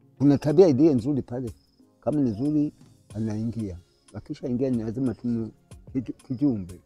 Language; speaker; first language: Swahili; non-native, local second language; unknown